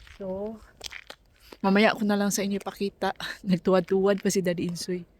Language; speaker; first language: Filipino; non-native, local second language; Cebuano